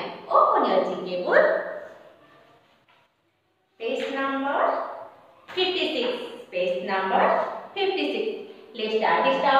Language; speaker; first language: English; non-native, fluent; Hindi